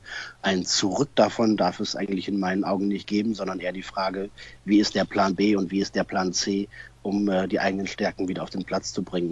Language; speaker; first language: German; native; German